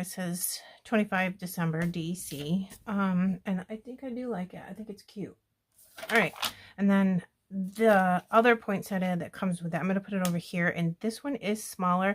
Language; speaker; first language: English; native; English